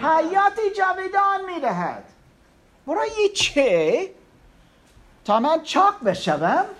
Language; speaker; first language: Persian; non-native, learner; English